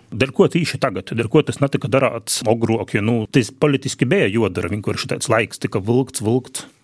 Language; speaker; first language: Latvian; native; Latvian